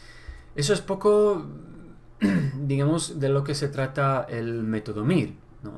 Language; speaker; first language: Spanish; non-native, fluent; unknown